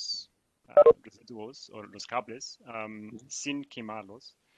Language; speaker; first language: Spanish; non-native, learner; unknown